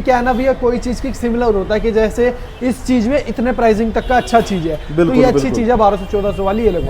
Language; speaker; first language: Hindi; native; Hindi